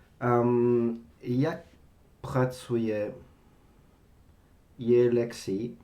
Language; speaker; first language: Ukrainian; non-native, learner; French